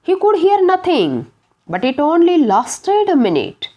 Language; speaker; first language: English; non-native, local second language; Marathi